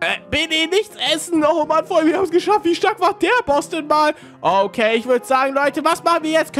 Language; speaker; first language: German; native; German